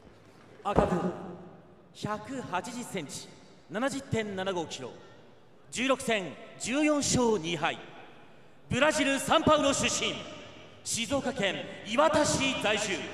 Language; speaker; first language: Japanese; native; Japanese